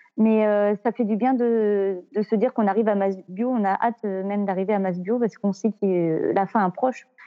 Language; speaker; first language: French; native; French